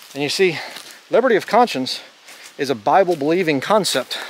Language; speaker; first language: English; native; English